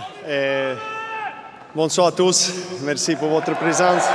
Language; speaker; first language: French; non-native, fluent; Serbian